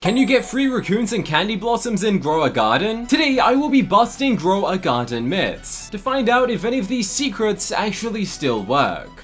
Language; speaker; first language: English; native; English